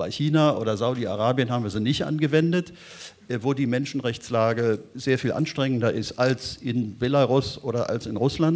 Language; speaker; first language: German; native; German